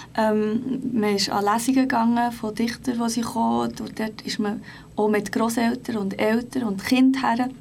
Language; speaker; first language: German; early bilingual, other home language; Turkish